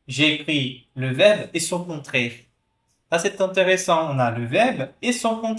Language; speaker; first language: French; non-native, fluent; Portuguese